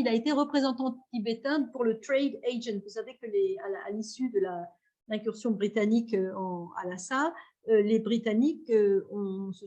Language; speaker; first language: French; native; French